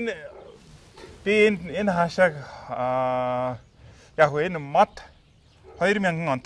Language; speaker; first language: Mongolian; non-native, fluent; English